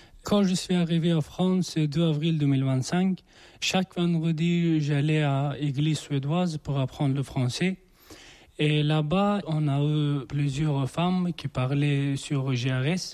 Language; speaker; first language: French; non-native, learner; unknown